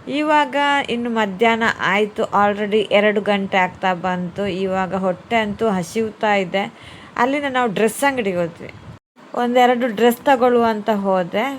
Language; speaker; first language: Kannada; non-native, local second language; Tulu